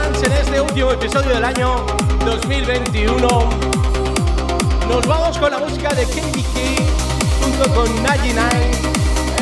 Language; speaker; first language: Spanish; native; Spanish